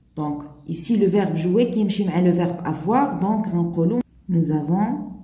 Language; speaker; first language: French; non-native, local second language; Arabic